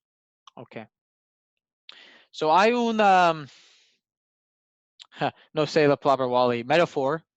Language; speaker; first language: Spanish; non-native, learner; English